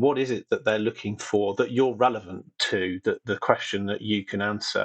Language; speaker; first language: English; native; English